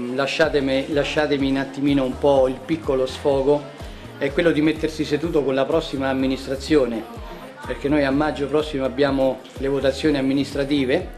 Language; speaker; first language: Italian; native; Italian